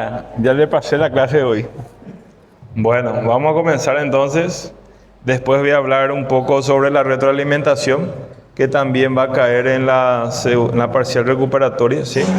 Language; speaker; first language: Spanish; non-native, fluent; Portuguese